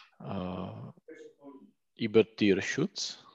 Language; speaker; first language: German; non-native, learner; Czech